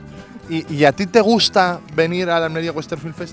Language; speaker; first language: Spanish; native; Spanish